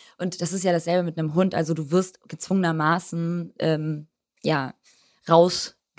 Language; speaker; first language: German; early bilingual, other home language; Albanian